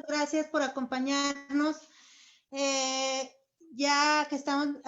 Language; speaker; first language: Spanish; native; Spanish